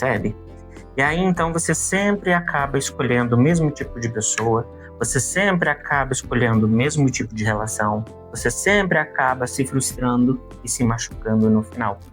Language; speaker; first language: Portuguese; native; Portuguese